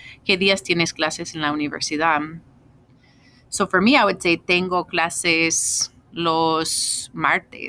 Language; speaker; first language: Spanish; non-native, fluent; English